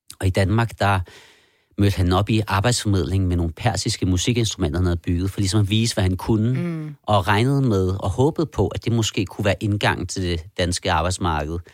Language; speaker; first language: Danish; early bilingual, other home language; Persian